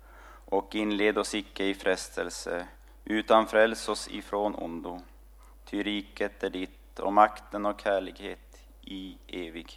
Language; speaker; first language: Swedish; native; Swedish